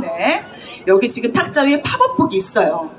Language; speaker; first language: Korean; native; Korean